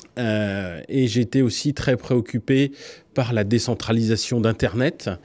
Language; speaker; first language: French; native; French